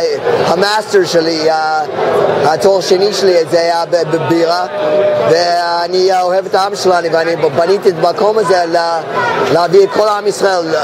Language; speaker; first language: Hebrew; non-native, fluent; English